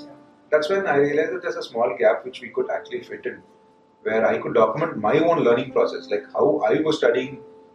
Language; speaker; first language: English; non-native, local second language; Tamil